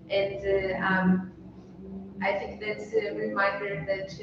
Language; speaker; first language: English; non-native, fluent; Portuguese